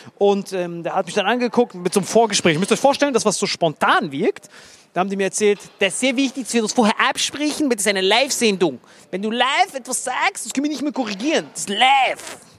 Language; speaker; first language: German; early bilingual, other home language; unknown